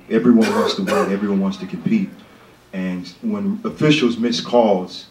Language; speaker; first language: English; native; English